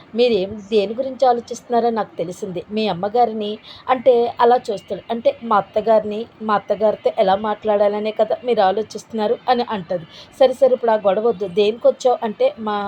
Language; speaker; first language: Telugu; native; Telugu